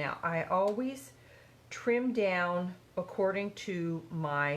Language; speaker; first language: English; native; English